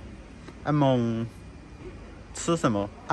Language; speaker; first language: Chinese; non-native, fluent; Vietnamese